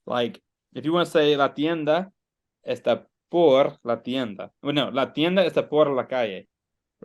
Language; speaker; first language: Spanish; non-native, learner; English